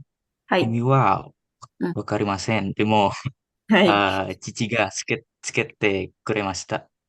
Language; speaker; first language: Japanese; non-native, learner; Indonesian